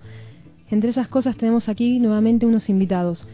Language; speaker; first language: Spanish; native; Spanish